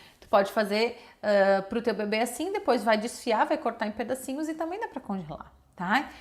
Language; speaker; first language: Portuguese; native; Portuguese